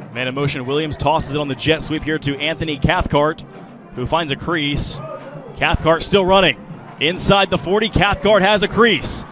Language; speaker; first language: English; native; English